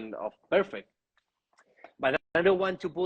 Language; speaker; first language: English; non-native, learner; Spanish